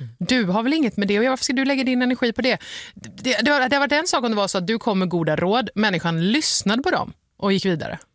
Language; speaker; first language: Swedish; native; Swedish